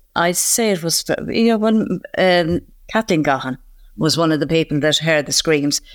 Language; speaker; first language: English; native; English